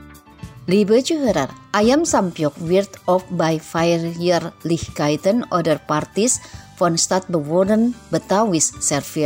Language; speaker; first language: German; non-native, fluent; Indonesian